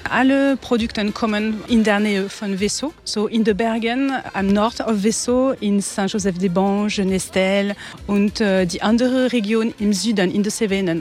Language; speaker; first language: German; non-native, learner; French